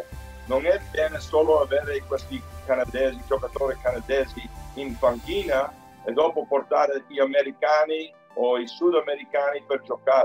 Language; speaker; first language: Italian; early bilingual, heritage; Italian